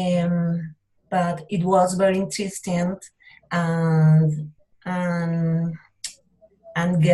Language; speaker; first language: English; non-native, learner; Spanish